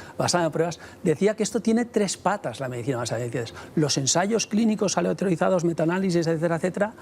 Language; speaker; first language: Spanish; native; Spanish